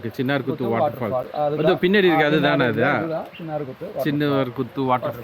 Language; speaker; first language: Tamil; native; Tamil